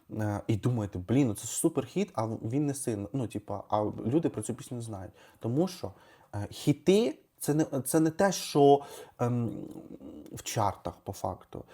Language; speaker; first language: Ukrainian; non-native, local second language; Russian